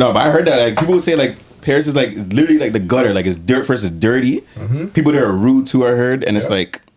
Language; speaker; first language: English; native; English